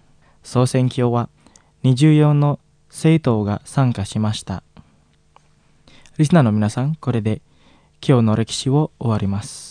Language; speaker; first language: Japanese; non-native, fluent; Indonesian